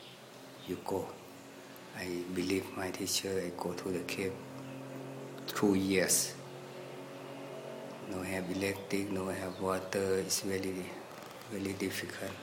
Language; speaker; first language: English; non-native, learner; Thai